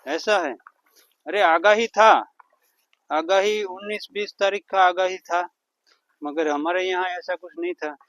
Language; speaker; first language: Hindi; non-native, local second language; Gujarati